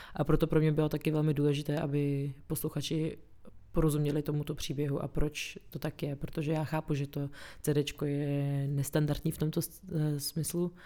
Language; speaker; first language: Czech; early bilingual, other home language; Russian